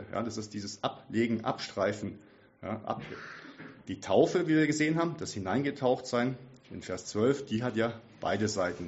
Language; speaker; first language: German; native; German